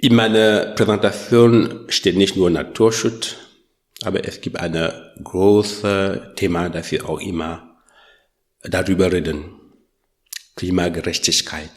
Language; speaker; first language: German; non-native, learner; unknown